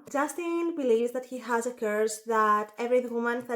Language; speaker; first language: English; non-native, fluent; Greek